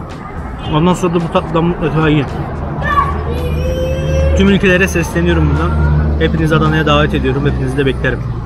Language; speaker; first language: Turkish; native; Turkish